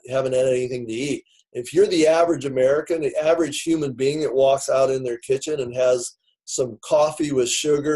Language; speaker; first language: English; native; English